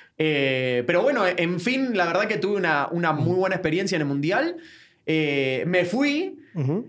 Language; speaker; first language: Spanish; native; Spanish